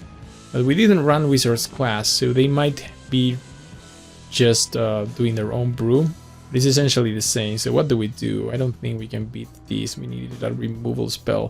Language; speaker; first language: English; non-native, fluent; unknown